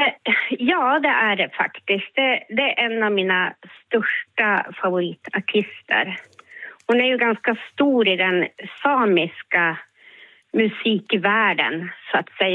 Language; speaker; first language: Swedish; native; Swedish